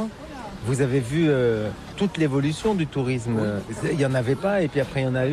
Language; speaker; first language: French; native; French